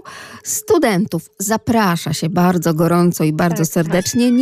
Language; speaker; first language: Polish; native; Polish